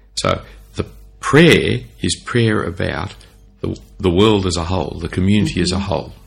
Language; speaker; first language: English; native; English